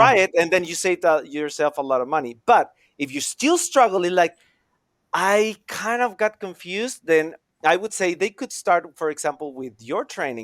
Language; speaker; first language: English; non-native, fluent; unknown